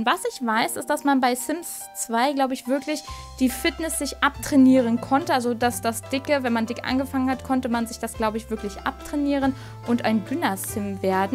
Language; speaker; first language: German; native; German